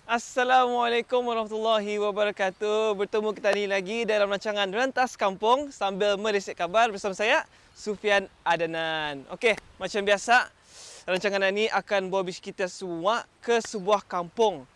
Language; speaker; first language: Malay; native; Malay